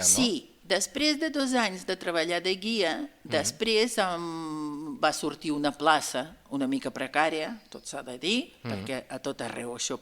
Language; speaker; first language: Catalan; non-native, fluent; Russian